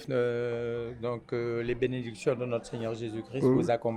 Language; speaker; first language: French; non-native, local second language; Wolof